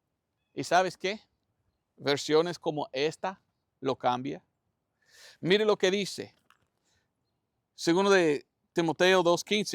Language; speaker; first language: Spanish; non-native, fluent; English